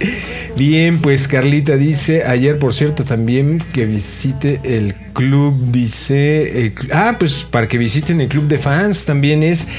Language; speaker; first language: Spanish; native; Spanish